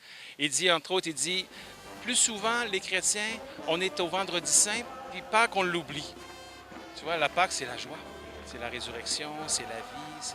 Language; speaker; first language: French; native; French